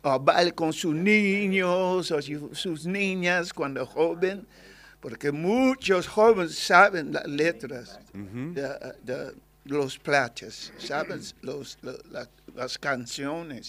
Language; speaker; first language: Spanish; non-native, learner; English